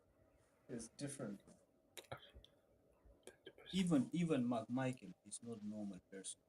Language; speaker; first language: English; non-native, fluent; Arabic